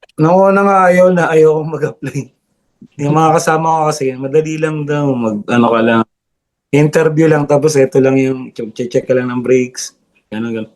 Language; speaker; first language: Filipino; non-native, local second language; Bikol